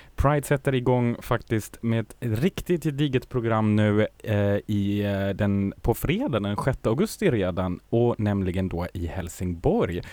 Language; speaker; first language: Swedish; non-native, fluent; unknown